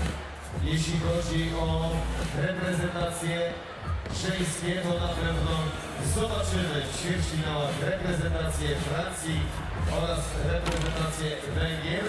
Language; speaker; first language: Polish; native; Polish